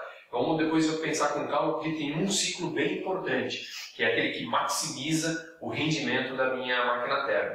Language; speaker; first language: Portuguese; native; Portuguese